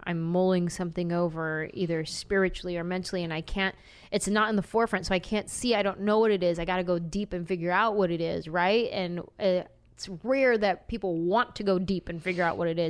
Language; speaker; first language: English; native; English